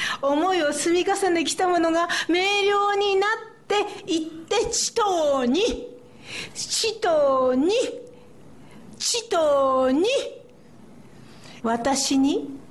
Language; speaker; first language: Japanese; native; Japanese